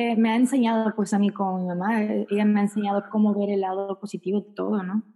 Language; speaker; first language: Spanish; early bilingual, heritage; Spanish